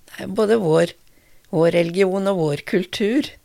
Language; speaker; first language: Norwegian; native; Norwegian